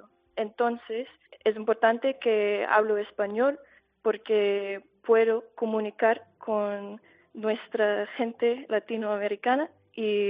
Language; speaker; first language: Spanish; non-native, fluent; English